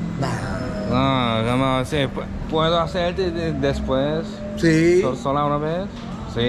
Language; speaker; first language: Spanish; non-native, learner; Korean